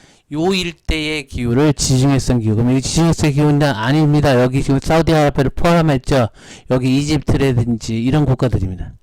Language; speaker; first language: Korean; native; Korean